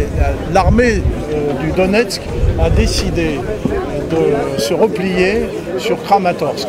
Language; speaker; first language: French; native; French